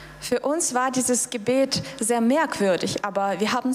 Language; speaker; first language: German; non-native, fluent; Russian